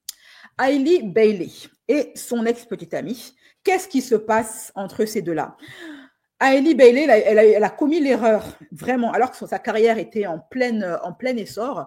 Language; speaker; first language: French; native; French